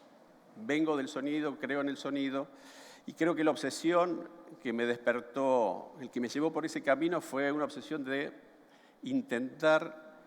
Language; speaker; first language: Spanish; native; Spanish